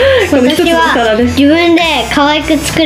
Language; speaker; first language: Japanese; native; Japanese